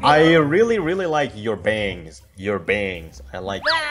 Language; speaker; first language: English; non-native, fluent; Indonesian